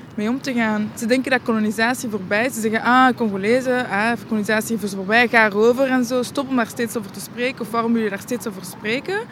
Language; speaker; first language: Dutch; non-native, local second language; French